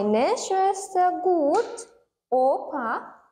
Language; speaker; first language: German; non-native, learner; Turkmen